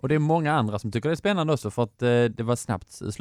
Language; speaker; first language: Swedish; native; Swedish